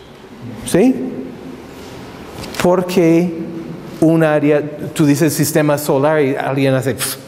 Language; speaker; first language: Spanish; non-native, fluent; English